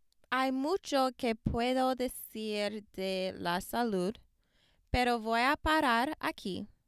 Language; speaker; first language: Spanish; non-native, learner; English